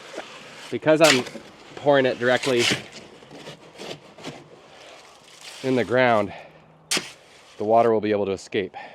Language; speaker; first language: English; native; English